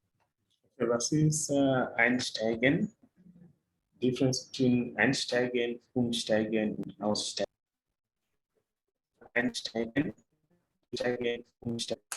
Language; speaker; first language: German; non-native, fluent; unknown